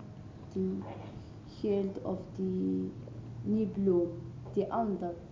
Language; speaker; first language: Dutch; non-native, learner; Arabic